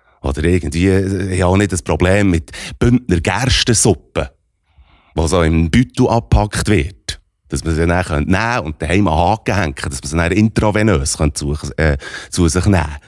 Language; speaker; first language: German; native; German